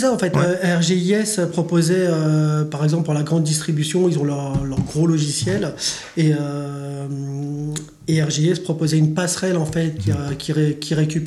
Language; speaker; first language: French; native; French